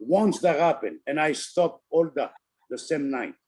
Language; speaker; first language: English; non-native, learner; Italian